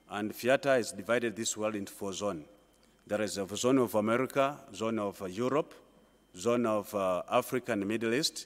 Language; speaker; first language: English; non-native, local second language; Swahili